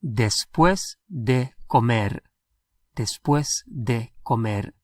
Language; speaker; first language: Spanish; non-native, fluent; English